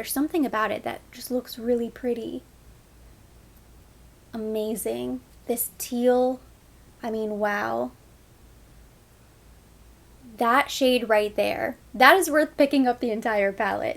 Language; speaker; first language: English; native; English